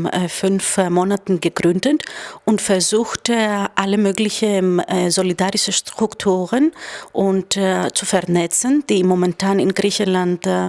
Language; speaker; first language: German; non-native, fluent; Greek